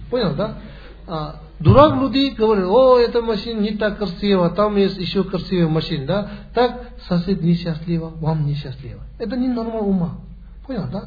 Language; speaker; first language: Russian; non-native, learner; Tibetan